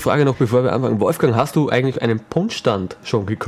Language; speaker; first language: German; native; German